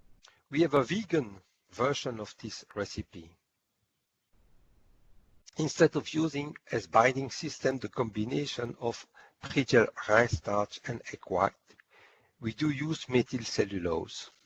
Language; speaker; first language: English; non-native, fluent; French